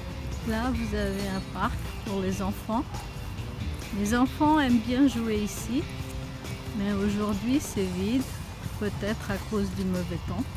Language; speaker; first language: French; non-native, fluent; Bangla